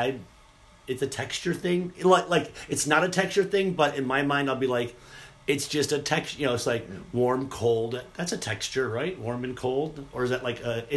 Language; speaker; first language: English; native; English